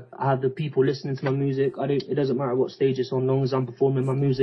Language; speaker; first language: English; native; English